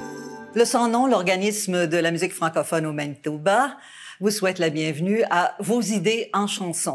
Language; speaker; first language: French; native; French